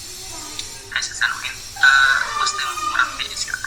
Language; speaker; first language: Japanese; non-native, learner; Indonesian